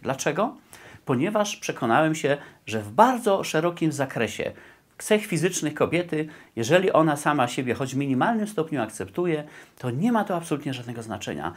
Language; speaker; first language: Polish; native; Polish